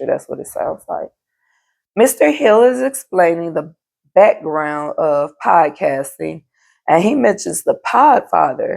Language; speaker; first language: English; native; English